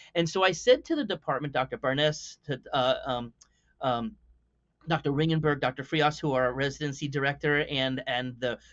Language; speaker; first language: English; native; English